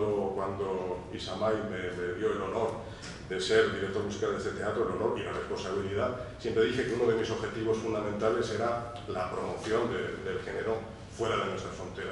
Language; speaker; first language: Spanish; native; Spanish